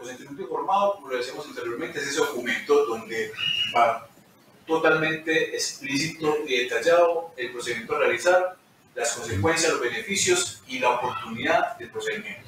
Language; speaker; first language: Spanish; native; Spanish